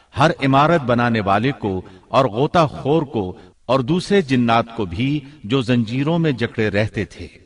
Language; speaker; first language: Urdu; native; Urdu